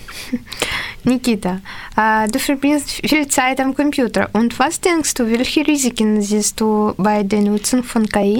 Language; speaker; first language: German; non-native, fluent; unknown